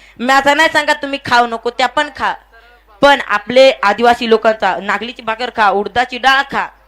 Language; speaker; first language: Marathi; non-native, local second language; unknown